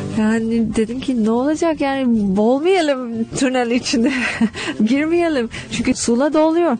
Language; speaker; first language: Turkish; non-native, fluent; English